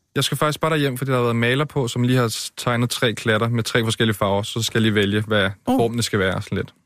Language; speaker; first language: Danish; native; Danish